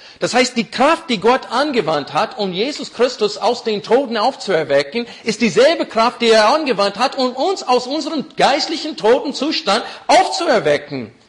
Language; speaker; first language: German; non-native, fluent; English